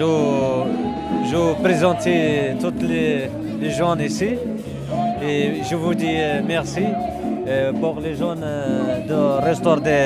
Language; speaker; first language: French; non-native, learner; Arabic